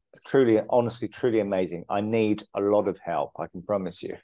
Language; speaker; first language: English; native; English